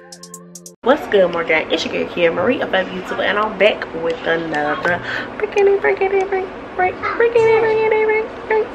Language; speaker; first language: English; native; English